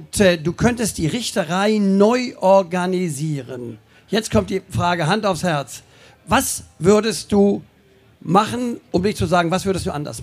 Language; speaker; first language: German; native; German